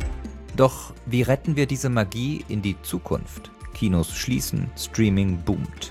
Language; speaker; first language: German; native; German